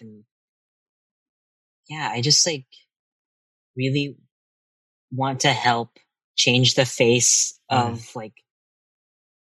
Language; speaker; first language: English; native; English